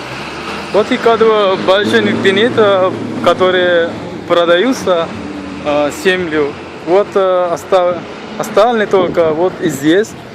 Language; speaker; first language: Russian; non-native, learner; Sinhala